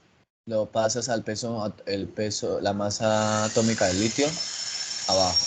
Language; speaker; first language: Spanish; native; Spanish